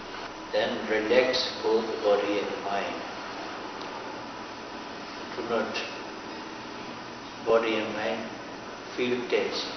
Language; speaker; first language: English; non-native, fluent; Burmese